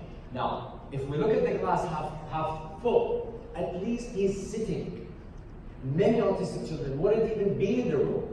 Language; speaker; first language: English; non-native, fluent; Arabic